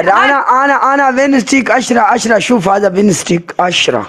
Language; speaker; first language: Arabic; non-native, learner; Punjabi